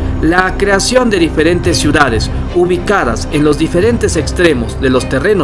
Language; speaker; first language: Spanish; native; Spanish